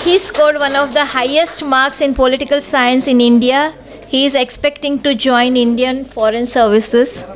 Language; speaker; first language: English; non-native, local second language; Marathi